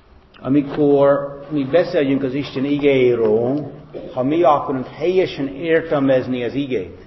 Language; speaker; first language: Hungarian; non-native, fluent; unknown